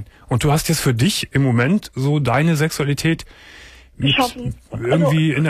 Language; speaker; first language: German; native; German